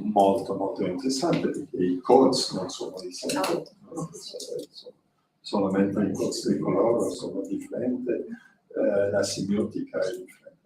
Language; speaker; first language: Italian; non-native, learner; French